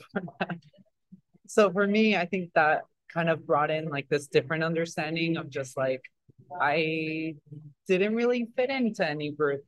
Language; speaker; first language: English; early bilingual, other home language; Spanish